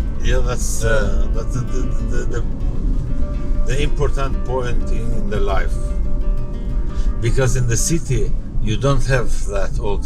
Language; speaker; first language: English; non-native, learner; Albanian